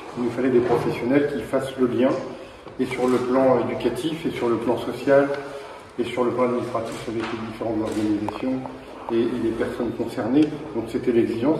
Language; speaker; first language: French; native; French